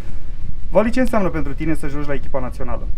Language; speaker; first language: Romanian; native; Romanian